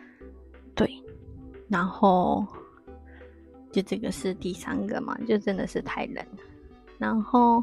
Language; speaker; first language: Chinese; non-native, fluent; Japanese